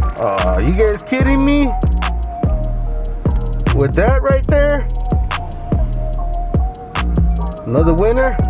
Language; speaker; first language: English; native; English